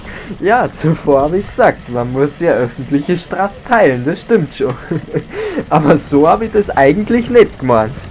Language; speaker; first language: German; native; German